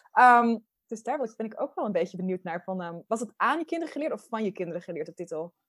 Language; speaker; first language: Dutch; native; Dutch